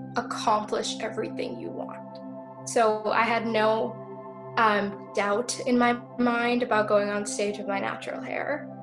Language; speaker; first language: English; native; English